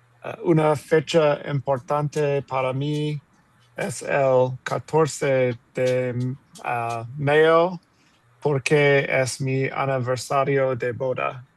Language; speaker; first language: Spanish; non-native, learner; English